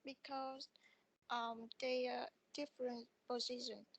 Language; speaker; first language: English; non-native, learner; Vietnamese